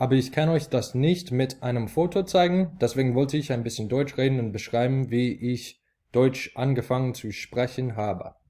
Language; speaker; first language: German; non-native, fluent; English